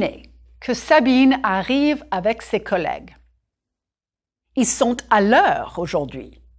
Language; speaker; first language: French; non-native, fluent; English